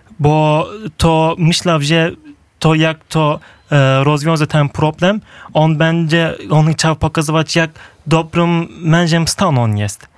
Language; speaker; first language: Polish; non-native, fluent; Turkish